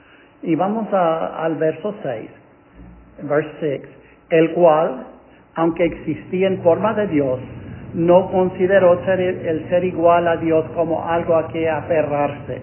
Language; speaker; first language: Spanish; non-native, fluent; English